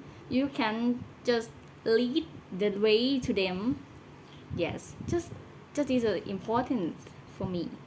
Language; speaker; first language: English; non-native, learner; Thai